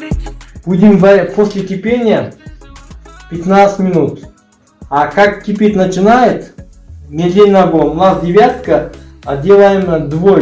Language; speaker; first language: Russian; non-native, learner; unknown